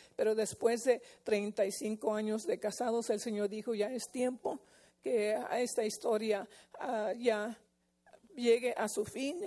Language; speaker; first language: Spanish; early bilingual, heritage; Spanish